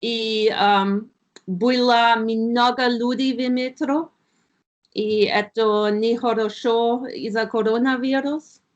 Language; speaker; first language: Russian; non-native, learner; German